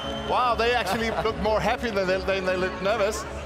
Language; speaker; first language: English; non-native, fluent; Danish